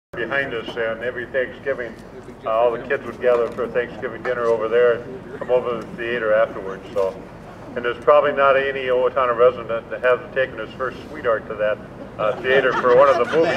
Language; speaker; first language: English; native; English